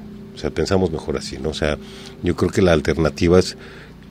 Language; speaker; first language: Spanish; native; Spanish